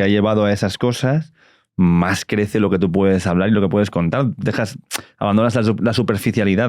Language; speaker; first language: Spanish; native; Spanish